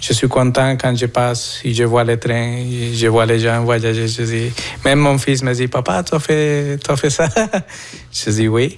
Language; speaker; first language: French; non-native, fluent; Spanish